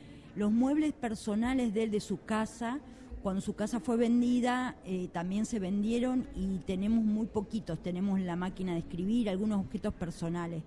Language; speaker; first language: Spanish; native; Spanish